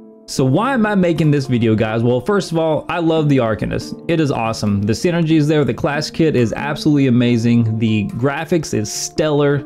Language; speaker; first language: English; native; English